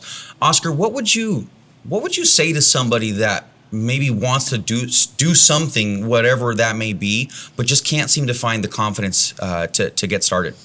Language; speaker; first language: English; native; English